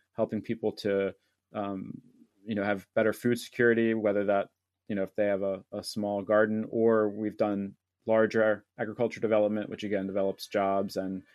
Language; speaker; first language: English; native; English